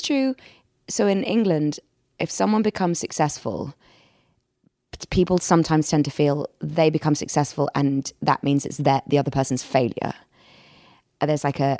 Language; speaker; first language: English; native; English